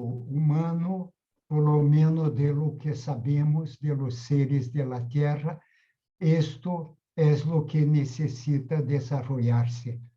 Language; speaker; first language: Spanish; non-native, fluent; Portuguese